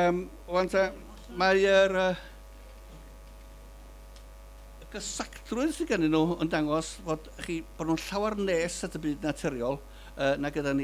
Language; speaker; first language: Welsh; native; Welsh